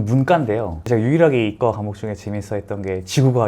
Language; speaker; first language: Korean; native; Korean